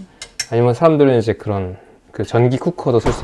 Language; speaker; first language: Korean; native; Korean